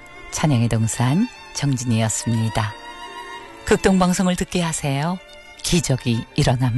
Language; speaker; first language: Korean; native; Korean